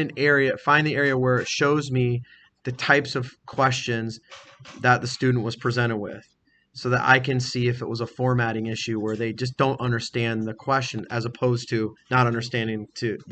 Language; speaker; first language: English; native; English